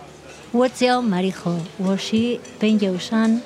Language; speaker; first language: Chinese; non-native, learner; Spanish